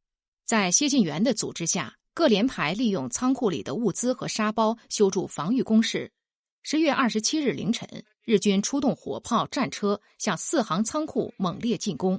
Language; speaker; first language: Chinese; native; Chinese